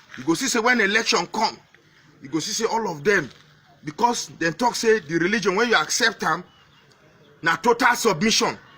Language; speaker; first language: Nigerian Pidgin; non-native, local second language; Igbo